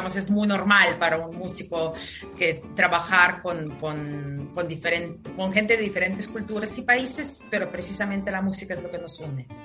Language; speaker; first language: Spanish; non-native, fluent; Ukrainian